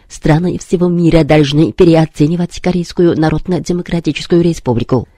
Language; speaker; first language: Russian; non-native, fluent; Korean